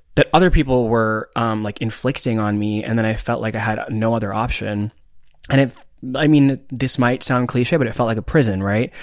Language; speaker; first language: English; non-native, local second language; Hindi